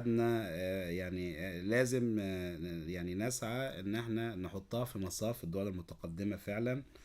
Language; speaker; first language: Arabic; native; Arabic